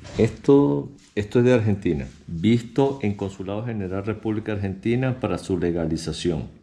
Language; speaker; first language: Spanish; early bilingual, other home language; Japanese